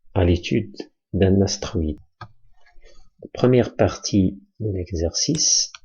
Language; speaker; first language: French; non-native, local second language; Arabic